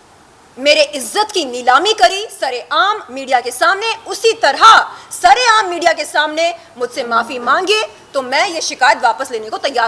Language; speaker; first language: Hindi; native; Hindi